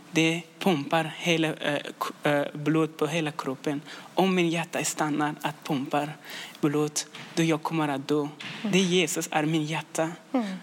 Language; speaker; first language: Swedish; non-native, learner; Persian